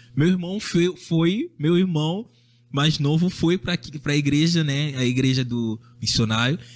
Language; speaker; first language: Portuguese; non-native, fluent; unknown